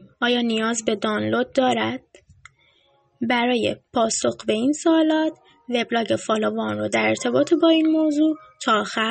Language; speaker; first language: Persian; native; Persian